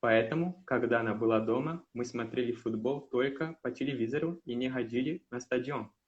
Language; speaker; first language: Russian; non-native, learner; Portuguese